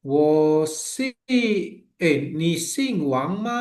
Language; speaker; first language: Chinese; non-native, learner; Indonesian